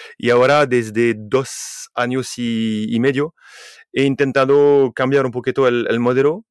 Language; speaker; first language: Spanish; non-native, fluent; French